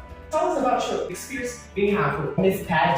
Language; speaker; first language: English; non-native, fluent; Portuguese